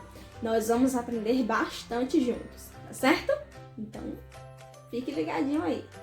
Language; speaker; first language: Portuguese; native; Portuguese